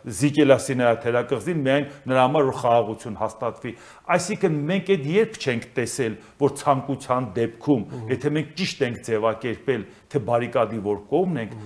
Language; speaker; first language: Armenian; native; Armenian